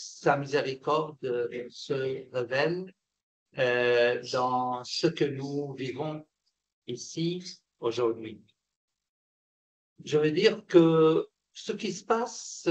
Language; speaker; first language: French; non-native, fluent; Arabic